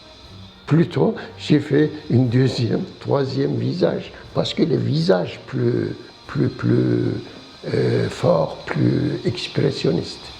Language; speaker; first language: French; non-native, learner; Turkish